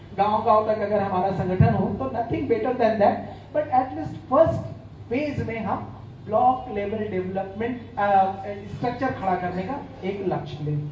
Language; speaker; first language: Hindi; native; Hindi